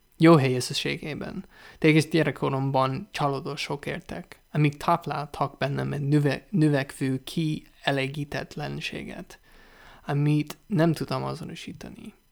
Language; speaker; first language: Hungarian; non-native, learner; English